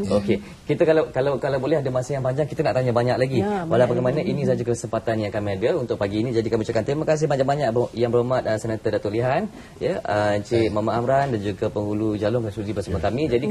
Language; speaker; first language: Malay; native; Malay